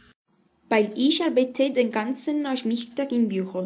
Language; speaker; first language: German; non-native, learner; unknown